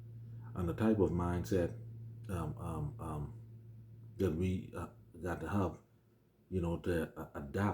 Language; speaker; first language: English; native; English